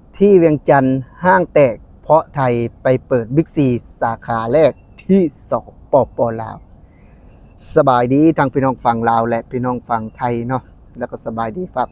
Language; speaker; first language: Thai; non-native, local second language; Lao